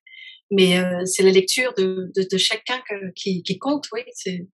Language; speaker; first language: French; non-native, fluent; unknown